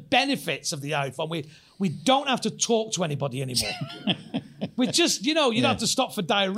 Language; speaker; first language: English; native; English